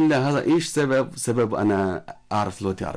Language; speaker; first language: Arabic; non-native, learner; Chinese